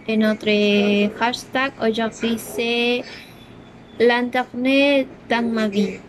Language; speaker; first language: French; non-native, learner; Spanish